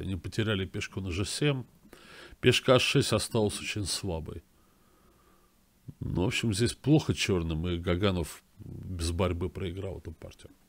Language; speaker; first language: Russian; native; Russian